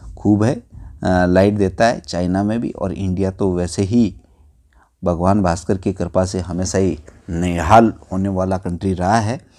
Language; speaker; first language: Hindi; native; Hindi